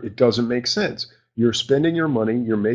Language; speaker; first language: English; native; English